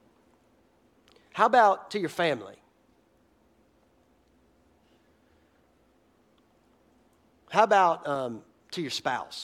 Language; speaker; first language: English; native; English